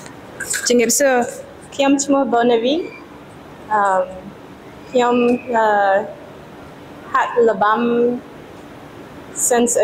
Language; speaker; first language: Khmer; early bilingual, heritage; Khmer